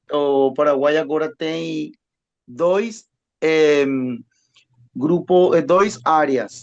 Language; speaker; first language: Portuguese; non-native, learner; Spanish